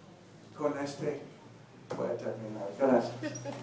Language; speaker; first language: Spanish; non-native, learner; English